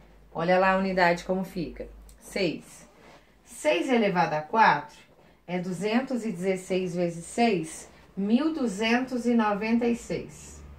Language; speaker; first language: Portuguese; native; Portuguese